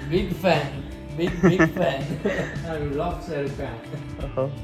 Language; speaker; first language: English; non-native, learner; Italian